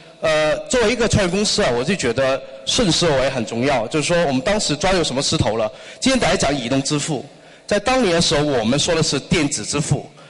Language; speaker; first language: Chinese; non-native, local second language; Cantonese